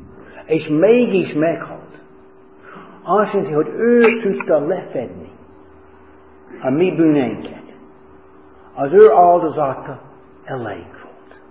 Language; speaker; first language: Hungarian; non-native, fluent; English